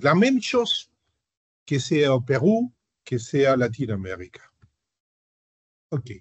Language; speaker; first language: French; non-native, learner; Spanish